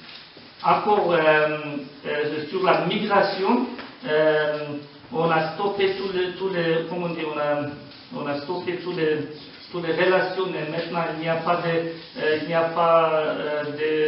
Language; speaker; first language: French; non-native, learner; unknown